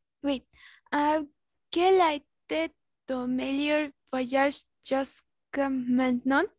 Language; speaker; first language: French; non-native, learner; Spanish